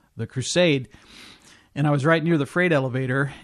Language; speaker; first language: English; native; English